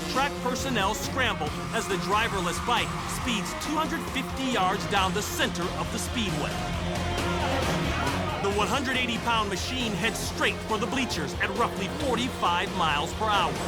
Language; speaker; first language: English; native; English